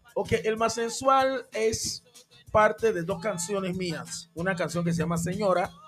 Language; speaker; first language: Spanish; non-native, local second language; English